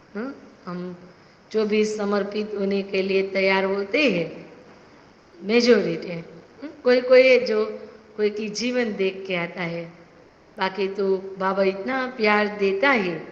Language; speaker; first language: Hindi; non-native, local second language; Gujarati